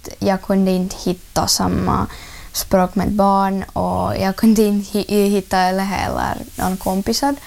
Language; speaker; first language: Swedish; early bilingual, other home language; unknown